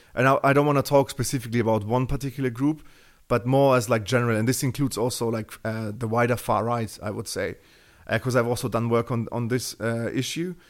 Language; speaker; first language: English; non-native, fluent; German